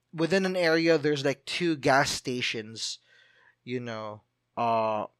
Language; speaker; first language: English; non-native, local second language; Filipino